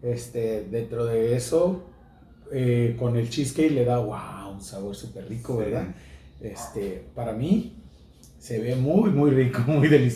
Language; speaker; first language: Spanish; native; Spanish